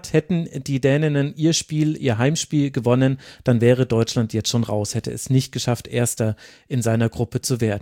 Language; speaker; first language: German; native; German